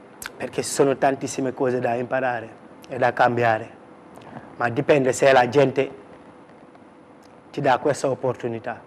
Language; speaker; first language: Italian; non-native, fluent; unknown